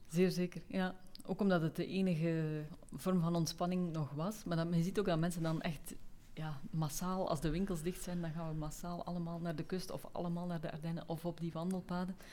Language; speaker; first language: Dutch; native; Dutch